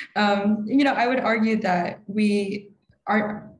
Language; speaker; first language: English; native; English